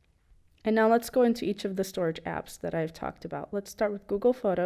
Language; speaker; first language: English; native; English